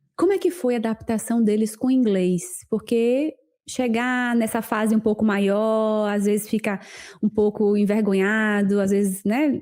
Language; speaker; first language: Portuguese; native; Portuguese